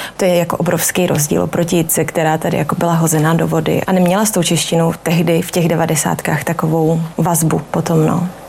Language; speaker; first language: Czech; native; Czech